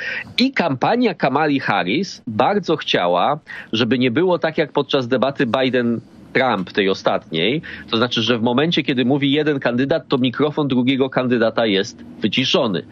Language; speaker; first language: Polish; native; Polish